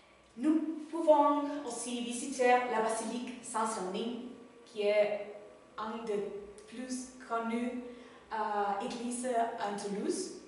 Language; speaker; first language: French; non-native, learner; Spanish